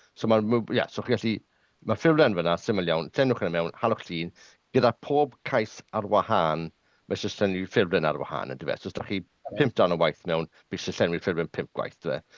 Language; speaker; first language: Welsh; non-native, local second language; English